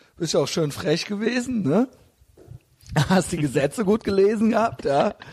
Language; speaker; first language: German; native; German